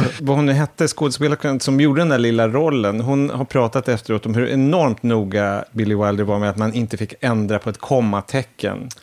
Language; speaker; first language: Swedish; native; Swedish